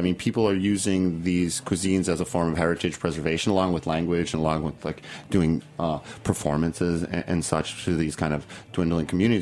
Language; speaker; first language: English; native; English